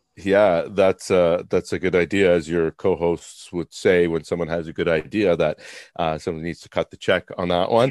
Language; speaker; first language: English; native; English